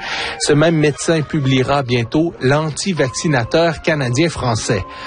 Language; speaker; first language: French; native; French